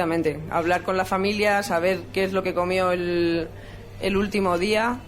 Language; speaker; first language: Spanish; native; Spanish